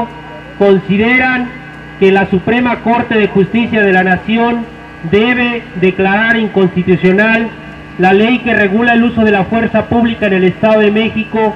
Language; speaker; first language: Spanish; native; Spanish